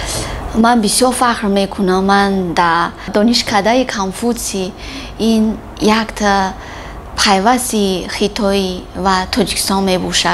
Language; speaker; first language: Persian; non-native, learner; Chinese